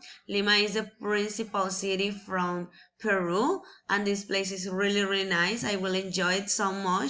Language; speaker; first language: English; non-native, learner; Spanish